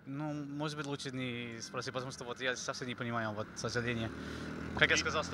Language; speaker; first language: Russian; non-native, learner; English